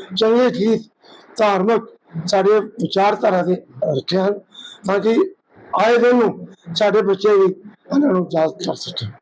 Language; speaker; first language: Punjabi; native; Punjabi